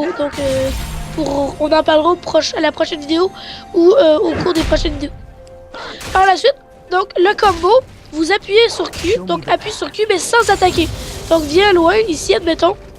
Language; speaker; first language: French; native; French